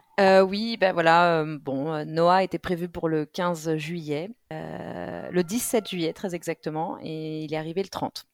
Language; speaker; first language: French; native; French